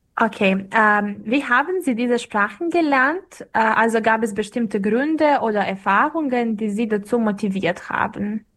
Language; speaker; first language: German; non-native, fluent; Serbian